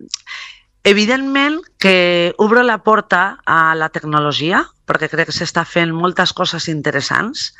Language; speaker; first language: Catalan; non-native, local second language; Spanish